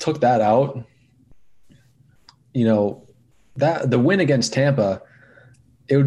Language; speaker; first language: English; native; English